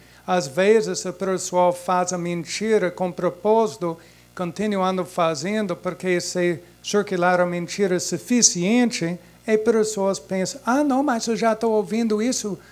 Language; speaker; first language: Portuguese; non-native, fluent; English